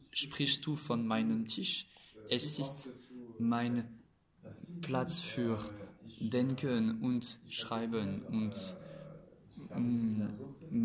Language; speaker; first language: German; non-native, learner; French